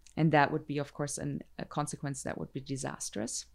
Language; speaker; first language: English; non-native, fluent; German